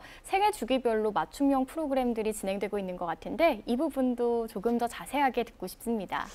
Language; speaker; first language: Korean; native; Korean